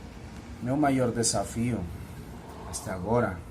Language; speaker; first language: Portuguese; non-native, fluent; Spanish